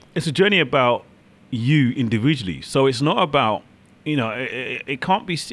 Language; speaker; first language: English; native; English